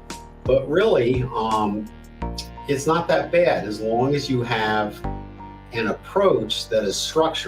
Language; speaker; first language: English; native; English